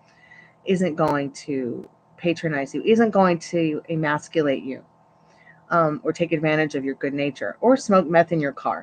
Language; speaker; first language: English; native; English